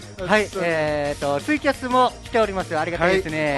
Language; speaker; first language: Japanese; native; Japanese